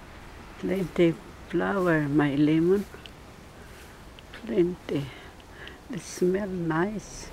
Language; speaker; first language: English; non-native, learner; Filipino